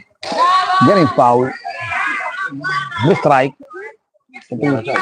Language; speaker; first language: Italian; native; Italian